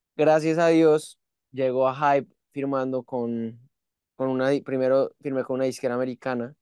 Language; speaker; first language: Spanish; native; Spanish